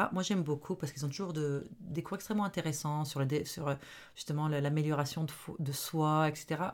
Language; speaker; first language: French; non-native, local second language; Arabic